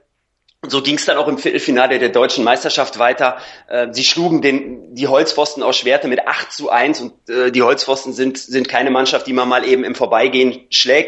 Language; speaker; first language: German; native; German